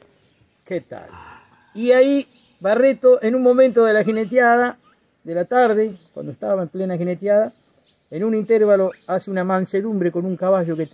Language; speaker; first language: Spanish; native; Spanish